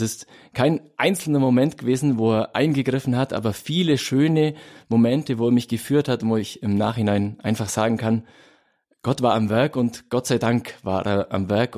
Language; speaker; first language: German; native; German